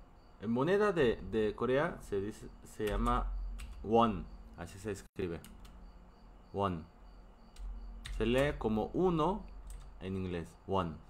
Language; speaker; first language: Spanish; non-native, fluent; Korean